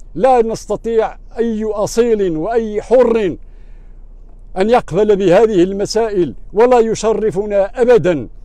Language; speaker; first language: Arabic; non-native, local second language; Riffian